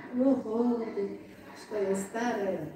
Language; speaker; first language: Russian; non-native, learner; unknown